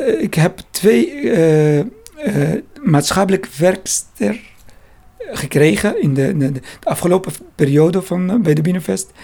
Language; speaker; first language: Dutch; non-native, learner; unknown